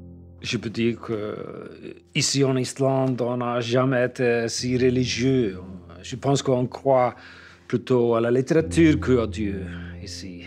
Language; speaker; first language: French; non-native, fluent; Icelandic